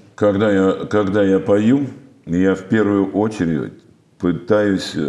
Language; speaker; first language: Russian; native; Russian